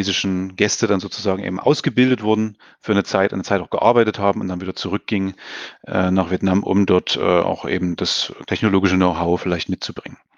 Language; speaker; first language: German; native; German